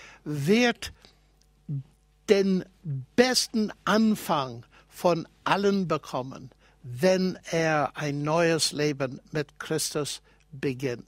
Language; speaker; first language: German; non-native, fluent; English